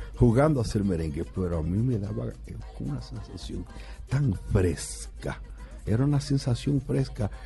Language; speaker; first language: Spanish; native; Spanish